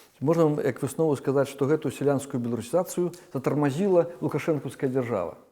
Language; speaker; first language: Belarusian; native; Belarusian